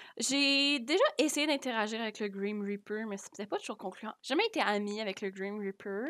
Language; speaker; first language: French; native; French